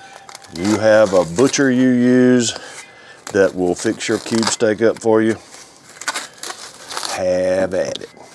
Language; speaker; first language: English; native; English